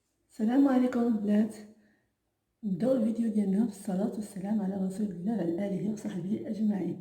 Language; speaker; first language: Arabic; native; Arabic